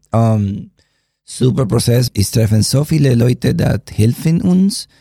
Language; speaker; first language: German; non-native, learner; Spanish